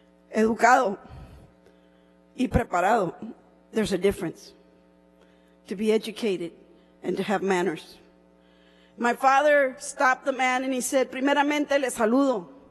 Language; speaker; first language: English; early bilingual, other home language; Spanish